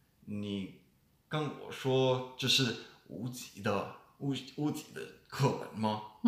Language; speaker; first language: Chinese; non-native, learner; English